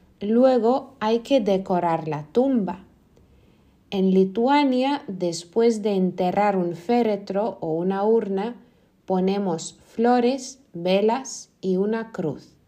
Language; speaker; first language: Spanish; non-native, fluent; Lithuanian